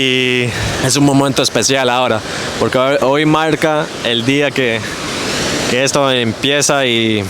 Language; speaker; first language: Spanish; early bilingual, heritage; English